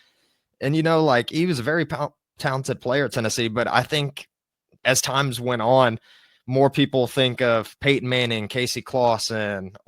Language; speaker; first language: English; native; English